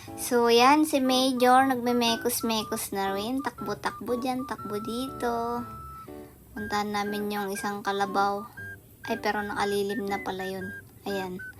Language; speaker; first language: Filipino; non-native, local second language; Iloko